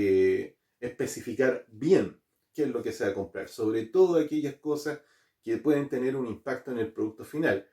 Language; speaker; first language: Spanish; native; Spanish